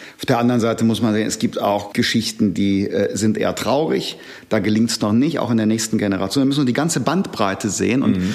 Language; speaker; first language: German; native; German